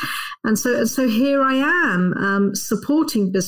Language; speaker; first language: English; native; English